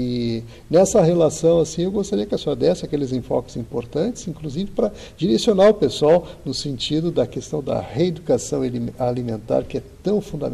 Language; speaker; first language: Portuguese; native; Portuguese